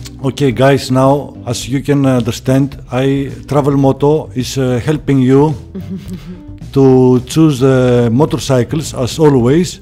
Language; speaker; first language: English; non-native, learner; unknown